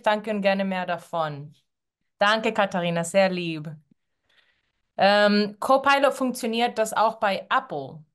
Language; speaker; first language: German; non-native, fluent; Spanish